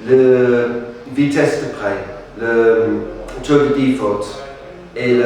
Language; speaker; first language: French; non-native, fluent; English